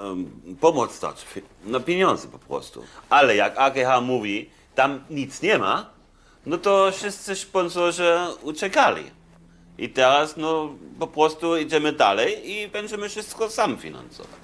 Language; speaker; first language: Polish; non-native, fluent; German